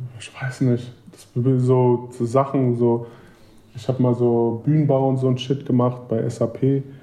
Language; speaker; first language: German; native; German